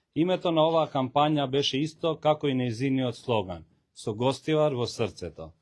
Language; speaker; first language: Macedonian; non-native, local second language; Albanian